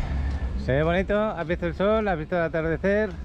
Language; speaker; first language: Spanish; native; Spanish